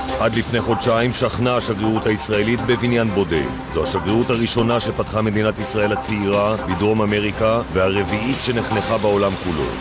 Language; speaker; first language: Hebrew; native; Hebrew